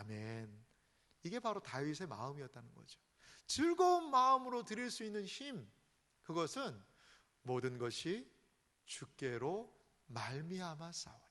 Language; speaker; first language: Korean; native; Korean